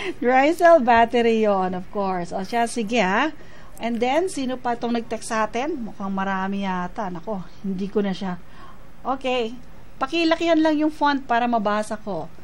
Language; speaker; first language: Filipino; native; Filipino